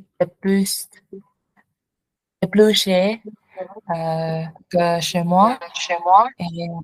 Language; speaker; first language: French; non-native, learner; Vietnamese